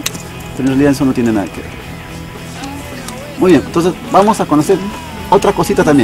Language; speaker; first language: Spanish; native; Spanish